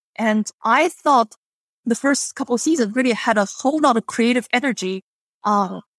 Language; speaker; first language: English; non-native, fluent; Chinese